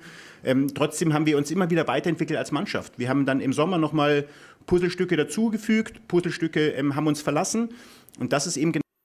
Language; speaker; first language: German; native; German